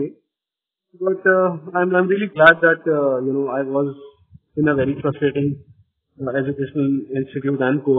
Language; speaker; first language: English; non-native, local second language; Marathi